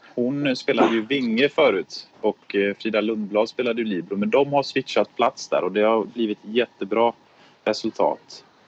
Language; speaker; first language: Swedish; native; Swedish